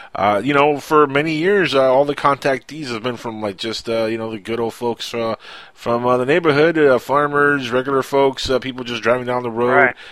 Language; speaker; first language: English; non-native, fluent; Spanish